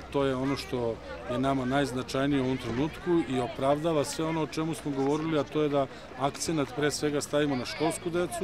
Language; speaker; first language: Serbian; native; Serbian